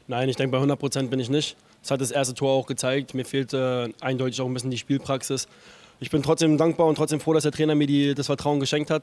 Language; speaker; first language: German; native; German